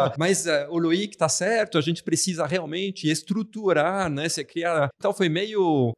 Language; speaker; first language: Portuguese; non-native, fluent; French